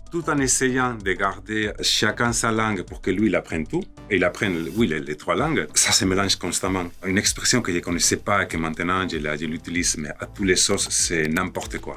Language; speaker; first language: French; non-native, fluent; Spanish